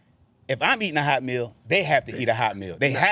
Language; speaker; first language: English; native; English